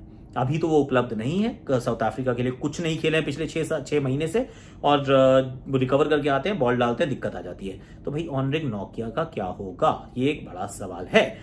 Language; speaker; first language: Hindi; native; Hindi